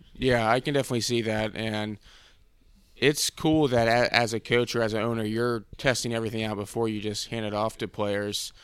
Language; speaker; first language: English; native; English